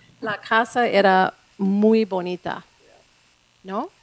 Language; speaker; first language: Spanish; non-native, fluent; English